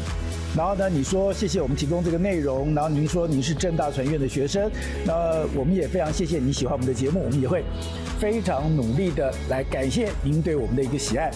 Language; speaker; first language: Chinese; native; Chinese